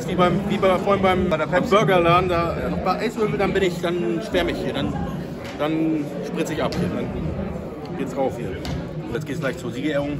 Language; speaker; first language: German; native; German